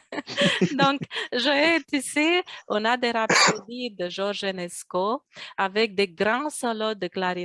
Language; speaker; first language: French; non-native, fluent; Romanian